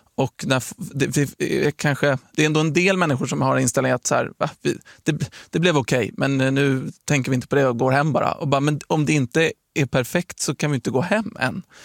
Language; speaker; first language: Swedish; native; Swedish